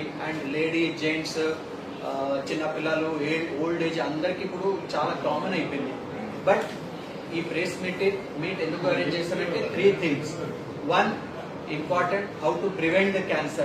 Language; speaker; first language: Telugu; non-native, fluent; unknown